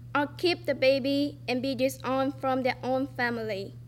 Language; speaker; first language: English; non-native, fluent; Vietnamese